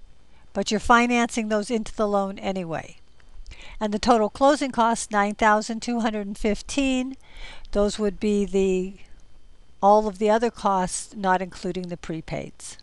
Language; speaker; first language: English; native; English